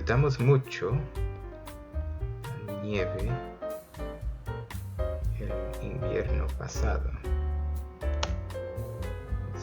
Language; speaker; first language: Spanish; early bilingual, heritage; Spanish